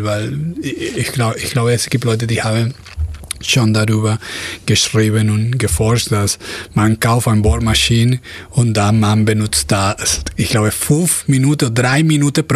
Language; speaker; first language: German; non-native, fluent; Spanish